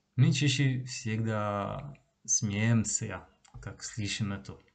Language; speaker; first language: Russian; non-native, learner; Czech